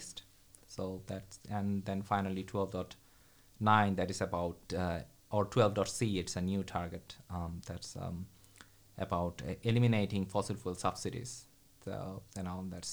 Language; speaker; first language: English; non-native, local second language; Bangla